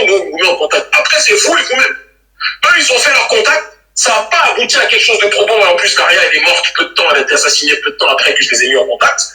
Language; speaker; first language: French; native; French